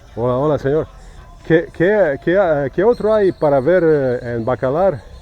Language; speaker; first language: Spanish; non-native, learner; English